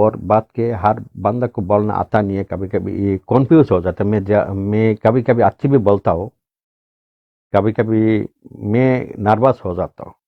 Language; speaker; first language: Hindi; non-native, local second language; Bangla